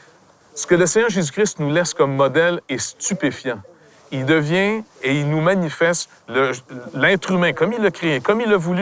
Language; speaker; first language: French; native; French